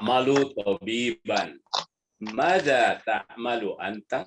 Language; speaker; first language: Arabic; non-native, learner; Indonesian